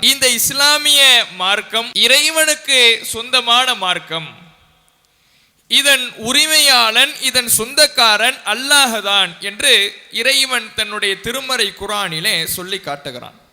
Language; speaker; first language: Tamil; native; Tamil